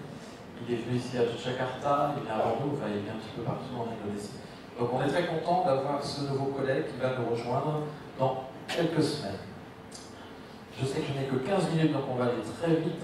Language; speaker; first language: French; native; French